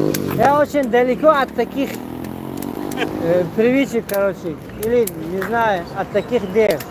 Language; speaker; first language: Russian; non-native, local second language; Tajik